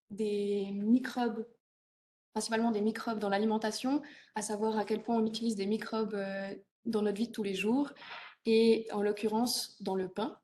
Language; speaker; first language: French; native; French